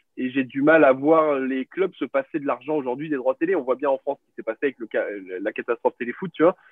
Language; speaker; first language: French; native; French